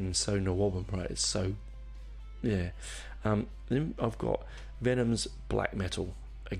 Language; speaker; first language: English; native; English